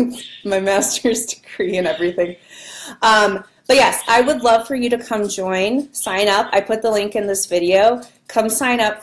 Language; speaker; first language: English; native; English